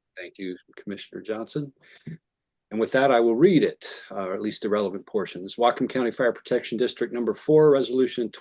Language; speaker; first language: English; native; English